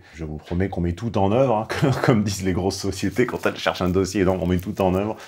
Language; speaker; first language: French; native; French